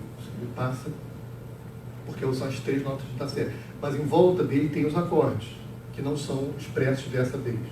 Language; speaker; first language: Portuguese; native; Portuguese